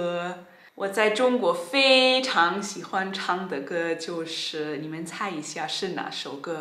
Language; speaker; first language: Chinese; non-native, fluent; German